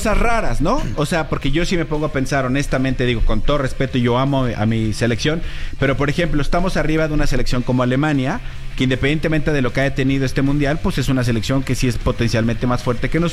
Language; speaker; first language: Spanish; native; Spanish